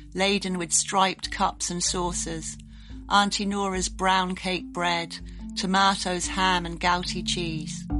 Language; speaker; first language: English; native; English